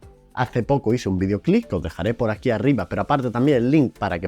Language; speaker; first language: Spanish; native; Spanish